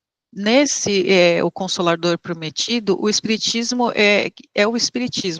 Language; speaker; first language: Portuguese; native; Portuguese